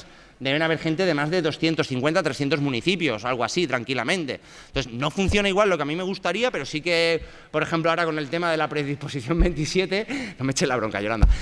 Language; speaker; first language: Spanish; native; Spanish